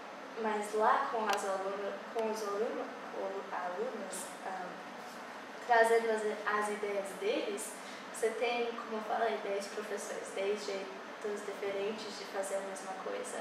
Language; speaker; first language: Portuguese; early bilingual, heritage; English